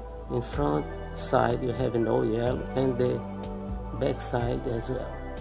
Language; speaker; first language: English; non-native, learner; Portuguese